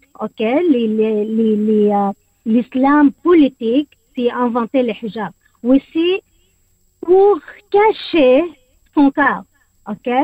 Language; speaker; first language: French; non-native, learner; Arabic